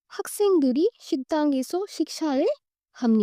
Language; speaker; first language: Korean; non-native, fluent; Hindi